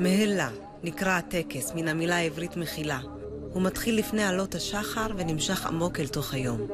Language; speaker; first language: Hebrew; native; Hebrew